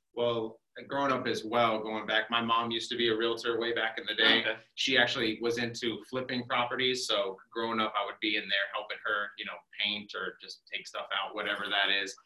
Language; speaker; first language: English; native; English